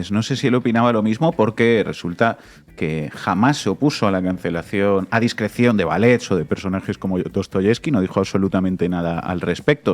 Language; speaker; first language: Spanish; native; Spanish